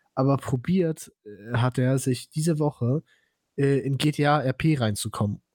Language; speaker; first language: German; non-native, fluent; Polish